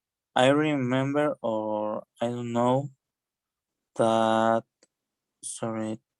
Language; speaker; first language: English; non-native, learner; Spanish